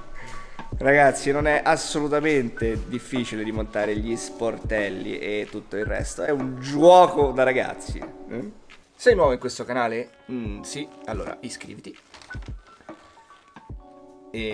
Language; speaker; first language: Italian; native; Italian